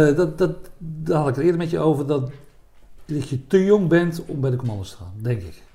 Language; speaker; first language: Dutch; native; Dutch